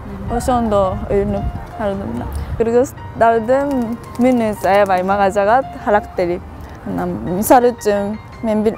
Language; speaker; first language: Kyrgyz; non-native, fluent; Japanese